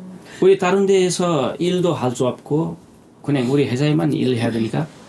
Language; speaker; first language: Korean; non-native, learner; Nepali